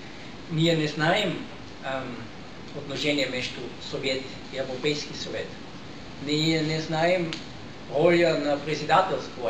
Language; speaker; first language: Bulgarian; non-native, learner; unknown